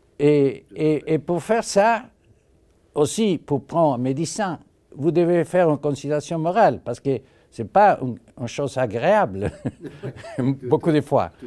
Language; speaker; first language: French; non-native, fluent; Spanish